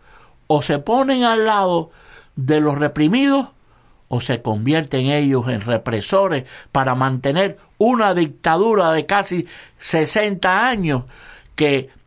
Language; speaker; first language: Spanish; native; Spanish